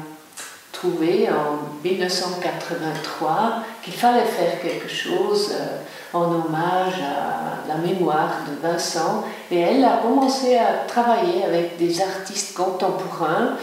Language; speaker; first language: French; non-native, local second language; German